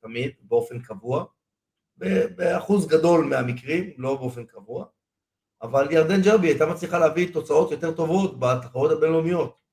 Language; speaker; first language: Hebrew; non-native, fluent; Spanish